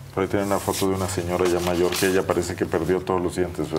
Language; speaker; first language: Spanish; native; Spanish